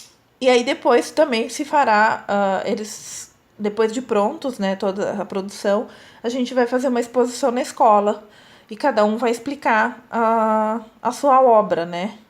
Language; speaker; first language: Portuguese; native; Portuguese